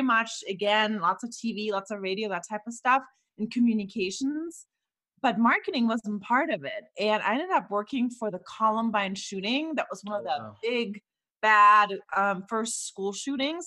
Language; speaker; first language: English; non-native, fluent; German